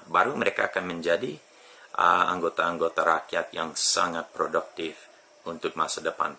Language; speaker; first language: Indonesian; non-native, fluent; English